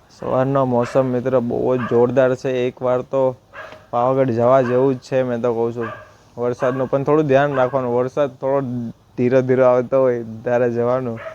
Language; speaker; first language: Gujarati; native; Gujarati